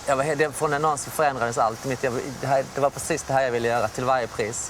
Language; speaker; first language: Swedish; native; Swedish